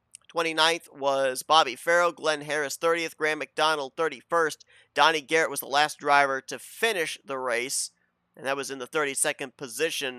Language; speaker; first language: English; native; English